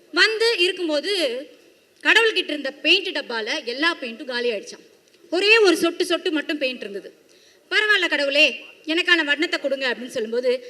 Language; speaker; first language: Tamil; native; Tamil